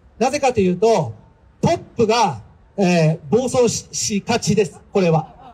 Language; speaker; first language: Japanese; native; Japanese